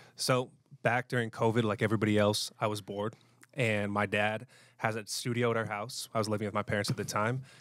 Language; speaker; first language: English; native; English